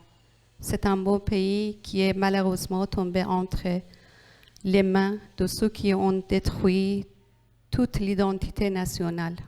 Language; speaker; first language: French; non-native, learner; Persian